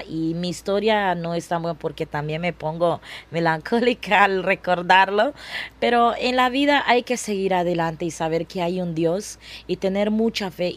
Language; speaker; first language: Spanish; non-native, local second language; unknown